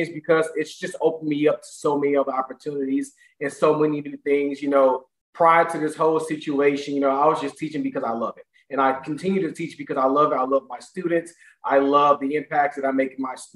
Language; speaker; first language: English; native; English